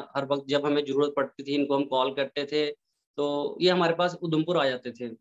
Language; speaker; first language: Hindi; native; Hindi